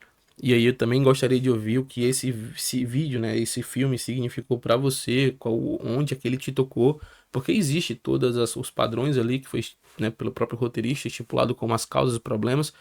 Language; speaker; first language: Portuguese; native; Portuguese